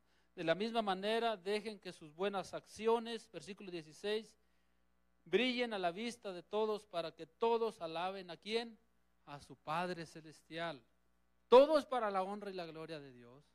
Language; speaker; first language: Spanish; native; Spanish